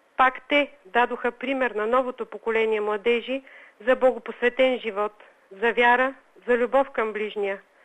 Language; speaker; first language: Bulgarian; native; Bulgarian